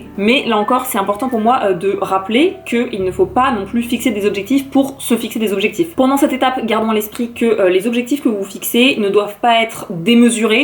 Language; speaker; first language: French; native; French